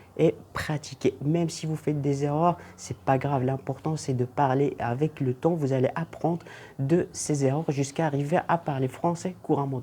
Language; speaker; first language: French; non-native, local second language; Arabic